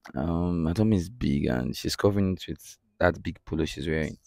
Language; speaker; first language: English; non-native, local second language; Bini